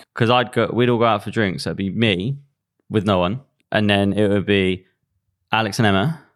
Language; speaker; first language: English; native; English